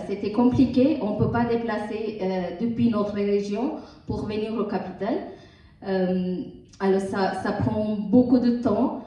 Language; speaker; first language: French; non-native, learner; Tamil